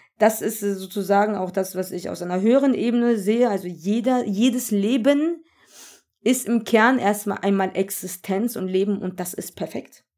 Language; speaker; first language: German; early bilingual, other home language; Turkish